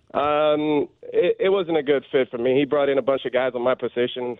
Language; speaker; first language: English; non-native, fluent; Swedish